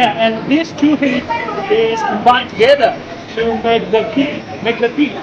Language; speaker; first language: English; non-native, learner; Chinese